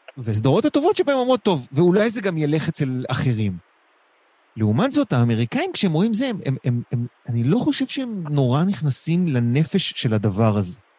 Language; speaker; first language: Hebrew; native; Hebrew